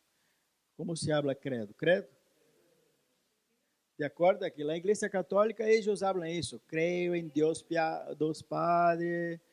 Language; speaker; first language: Spanish; non-native, learner; Portuguese